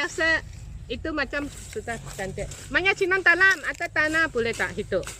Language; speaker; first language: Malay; non-native, local second language; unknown